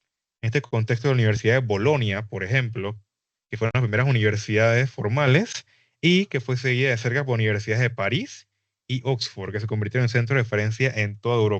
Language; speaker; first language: Spanish; native; Spanish